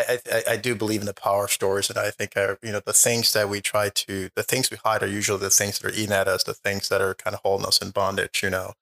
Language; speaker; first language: English; native; English